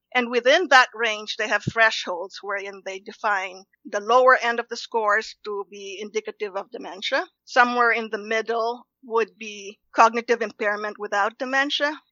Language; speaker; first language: English; non-native, local second language; Filipino